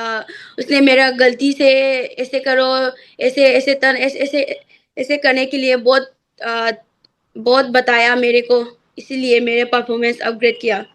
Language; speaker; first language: Hindi; non-native, local second language; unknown